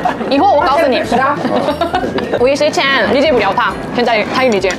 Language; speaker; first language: Chinese; non-native, learner; Korean